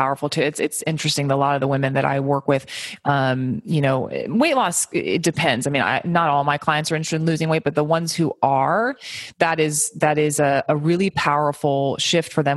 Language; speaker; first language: English; native; English